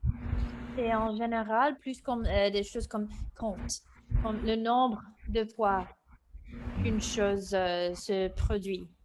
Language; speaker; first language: French; non-native, fluent; English